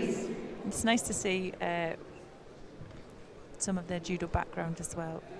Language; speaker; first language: English; native; English